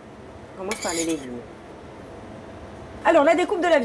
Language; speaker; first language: French; native; French